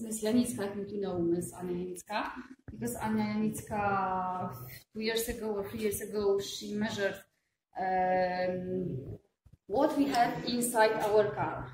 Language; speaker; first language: English; non-native, fluent; Polish